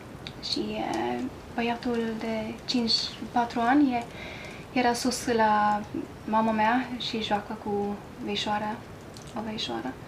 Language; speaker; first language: Romanian; non-native, learner; Norwegian